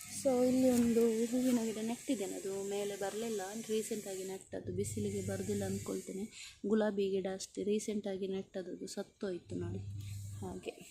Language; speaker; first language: Kannada; non-native, local second language; Tulu